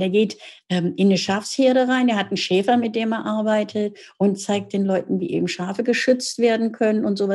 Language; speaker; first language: German; native; German